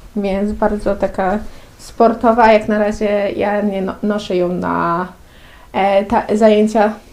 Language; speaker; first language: Polish; native; Polish